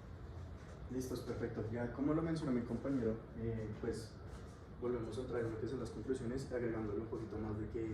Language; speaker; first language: Spanish; native; Spanish